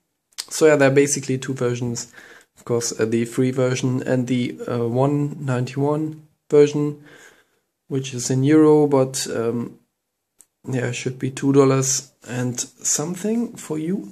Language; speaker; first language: English; non-native, fluent; German